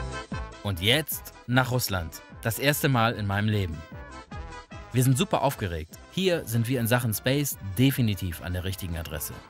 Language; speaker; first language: German; native; German